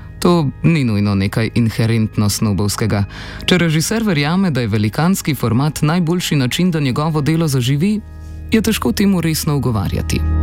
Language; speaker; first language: Slovenian; native; Slovenian